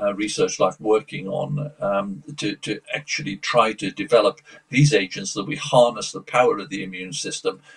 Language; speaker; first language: English; early bilingual, other home language; Polish